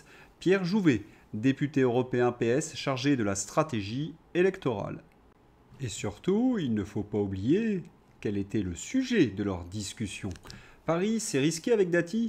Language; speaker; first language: French; native; French